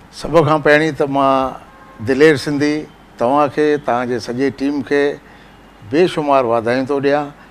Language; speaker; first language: Sindhi; native; Sindhi